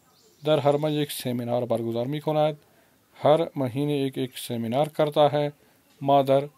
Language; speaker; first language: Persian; non-native, fluent; Urdu